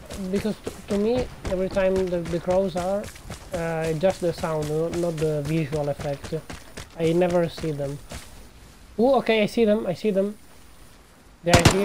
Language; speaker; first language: English; non-native, fluent; Italian